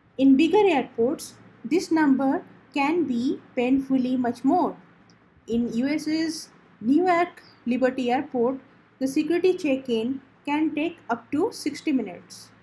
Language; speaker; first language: English; non-native, local second language; Odia